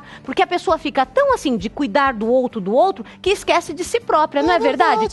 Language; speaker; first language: Portuguese; native; Portuguese